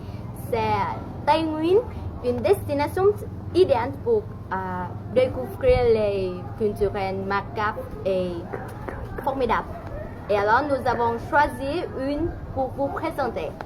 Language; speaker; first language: French; non-native, learner; Vietnamese